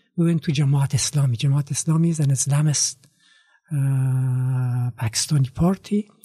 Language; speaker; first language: English; non-native, fluent; Persian